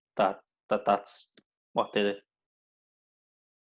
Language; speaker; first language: English; native; English